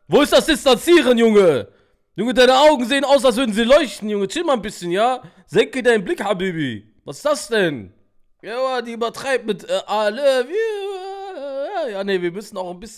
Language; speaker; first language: German; native; German